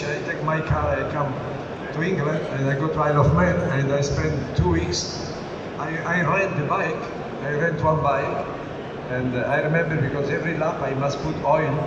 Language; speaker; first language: English; non-native, learner; Italian